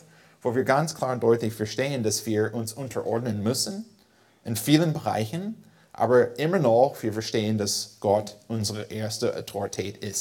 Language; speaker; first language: German; non-native, fluent; English